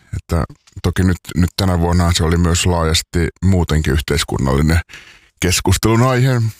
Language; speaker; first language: Finnish; native; Finnish